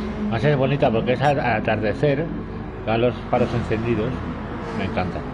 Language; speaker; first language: Spanish; native; Spanish